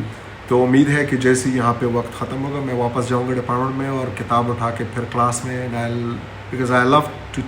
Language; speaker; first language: Hindi; non-native, local second language; Pashto